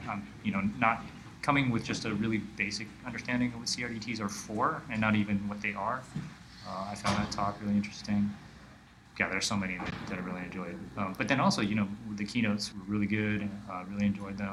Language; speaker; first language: English; native; English